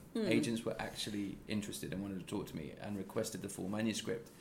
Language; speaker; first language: English; native; English